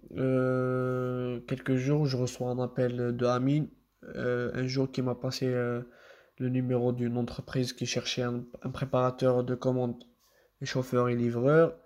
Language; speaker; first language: French; non-native, local second language; Arabic